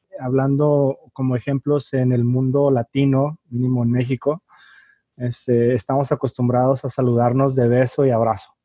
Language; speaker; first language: Spanish; native; Spanish